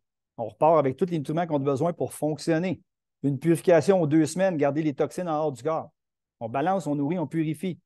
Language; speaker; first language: French; native; French